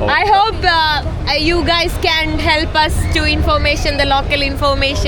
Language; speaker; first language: English; non-native, local second language; Malayalam